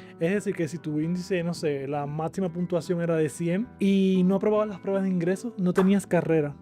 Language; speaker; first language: Spanish; native; Spanish